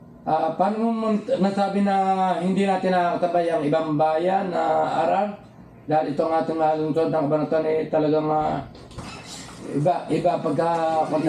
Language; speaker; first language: Filipino; native; Filipino